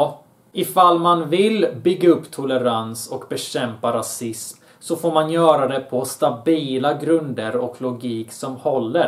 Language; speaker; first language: Swedish; early bilingual, other home language; Bosnian